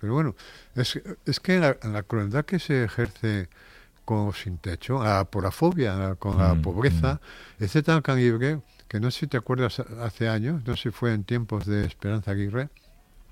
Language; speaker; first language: Spanish; native; Spanish